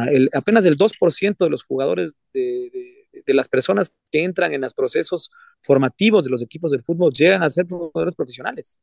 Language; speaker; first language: Spanish; native; Spanish